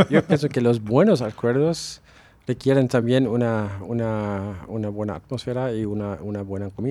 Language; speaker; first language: Spanish; non-native, fluent; German